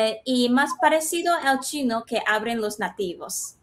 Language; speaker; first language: Spanish; non-native, fluent; Chinese